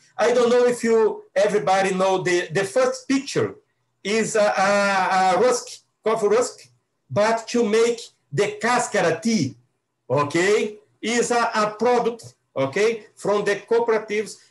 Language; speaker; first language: English; non-native, learner; Portuguese